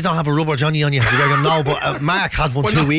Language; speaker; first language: English; native; English